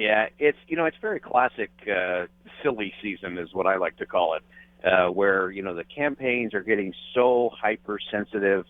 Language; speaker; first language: English; native; English